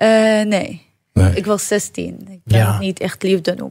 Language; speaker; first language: Dutch; non-native, learner; Arabic